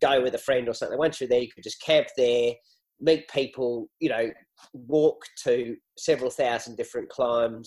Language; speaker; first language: English; native; English